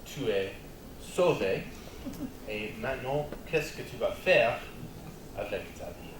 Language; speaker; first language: French; non-native, learner; English